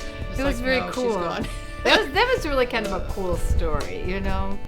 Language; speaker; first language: English; native; English